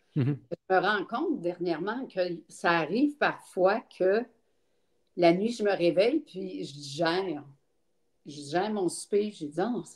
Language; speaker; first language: French; native; French